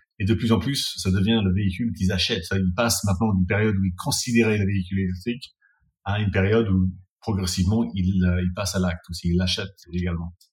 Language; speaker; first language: French; non-native, fluent; English